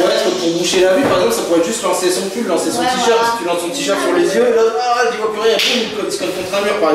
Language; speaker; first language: French; native; French